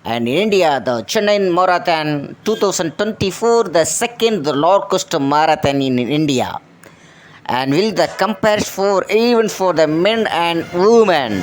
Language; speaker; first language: English; non-native, local second language; Tamil